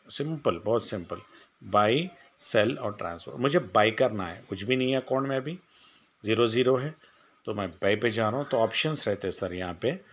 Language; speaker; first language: Hindi; non-native, local second language; Telugu